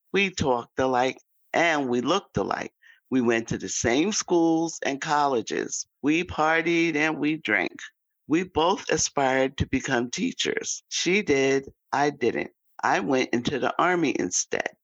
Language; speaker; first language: English; native; English